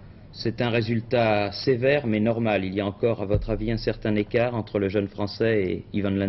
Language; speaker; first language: French; native; French